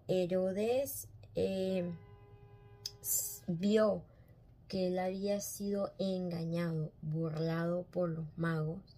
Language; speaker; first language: Spanish; native; Spanish